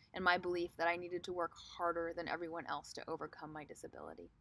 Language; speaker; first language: English; native; English